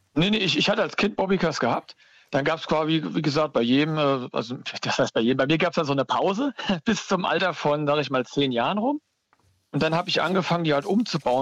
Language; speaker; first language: German; native; German